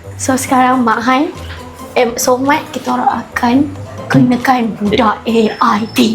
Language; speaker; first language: Malay; native; Malay